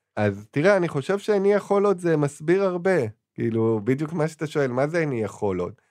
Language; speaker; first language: Hebrew; native; Hebrew